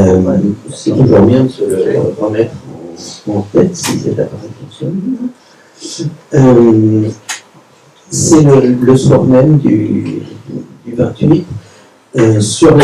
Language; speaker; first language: French; native; French